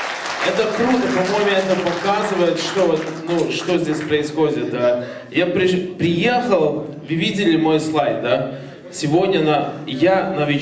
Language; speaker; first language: Russian; non-native, learner; Latvian